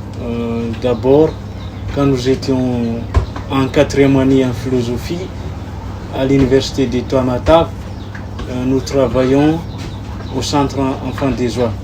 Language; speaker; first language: French; non-native, local second language; Malagasy